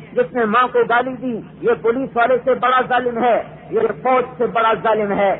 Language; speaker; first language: Urdu; non-native, local second language; Punjabi